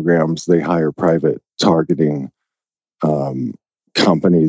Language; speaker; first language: English; native; English